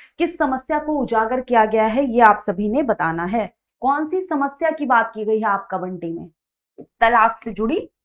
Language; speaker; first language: Hindi; native; Hindi